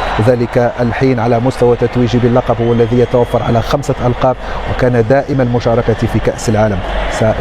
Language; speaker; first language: Arabic; native; Arabic